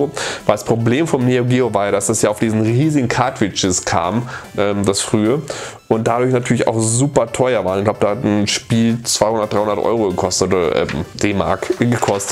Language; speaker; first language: German; native; German